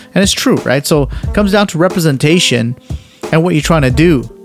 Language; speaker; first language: English; native; English